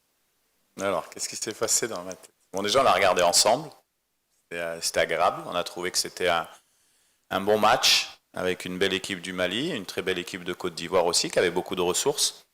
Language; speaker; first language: French; native; French